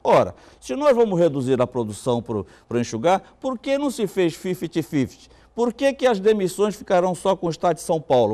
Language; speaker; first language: Portuguese; native; Portuguese